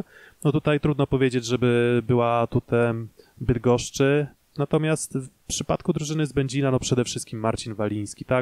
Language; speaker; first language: Polish; native; Polish